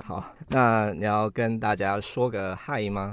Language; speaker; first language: Chinese; native; Chinese